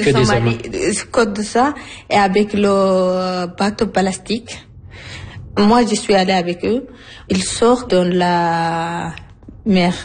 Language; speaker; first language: French; non-native, learner; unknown